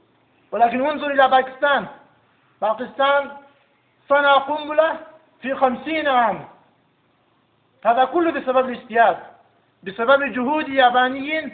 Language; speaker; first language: Arabic; non-native, learner; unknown